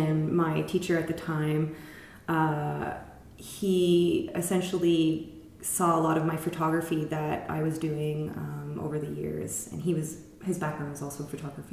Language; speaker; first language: English; native; English